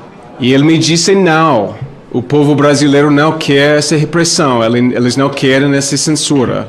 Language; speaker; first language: Portuguese; non-native, fluent; English